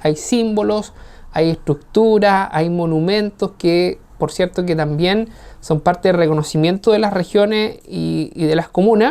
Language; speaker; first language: Spanish; native; Spanish